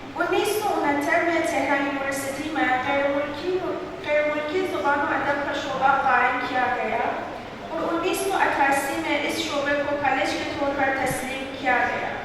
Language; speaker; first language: Urdu; non-native, fluent; Persian